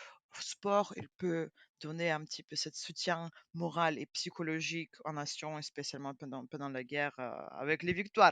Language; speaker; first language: French; non-native, fluent; Ukrainian